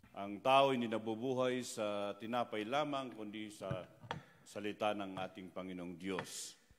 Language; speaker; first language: Filipino; non-native, local second language; Iloko